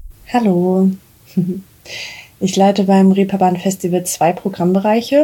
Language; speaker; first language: German; native; German